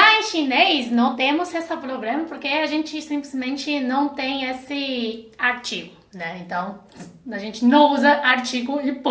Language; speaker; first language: Portuguese; non-native, fluent; Chinese